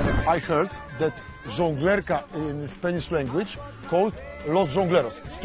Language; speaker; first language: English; non-native, learner; Polish